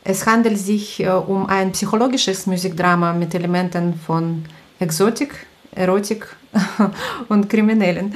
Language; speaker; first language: German; non-native, fluent; Russian